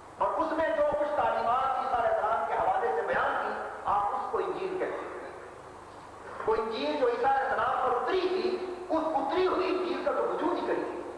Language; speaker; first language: Urdu; non-native, local second language; Punjabi